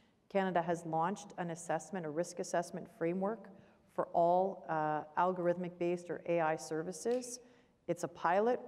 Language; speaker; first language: English; native; English